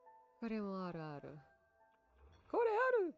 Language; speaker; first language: Japanese; non-native, learner; Russian